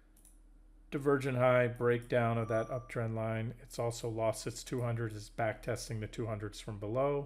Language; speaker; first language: English; native; English